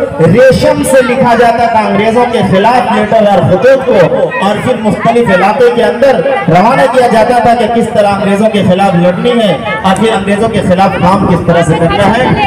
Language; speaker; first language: Urdu; native; Urdu